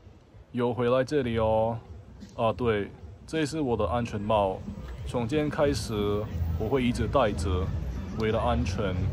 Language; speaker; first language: Chinese; non-native, learner; English